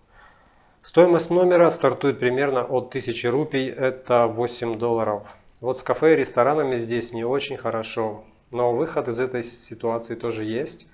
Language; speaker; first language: Russian; native; Russian